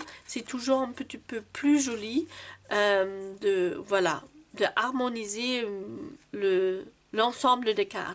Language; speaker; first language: French; non-native, fluent; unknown